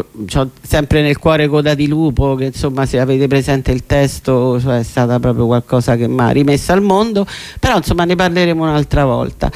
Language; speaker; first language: Italian; native; Italian